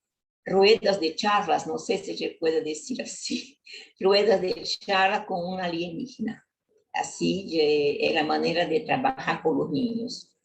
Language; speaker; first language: Spanish; non-native, learner; Portuguese